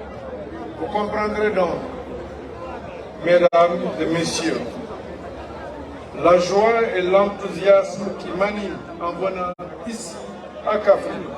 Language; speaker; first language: French; non-native, local second language; Wolof